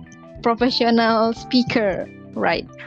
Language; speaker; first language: English; non-native, learner; Indonesian